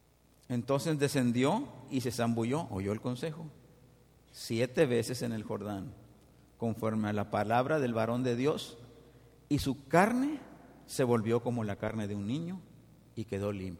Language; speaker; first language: Spanish; native; Spanish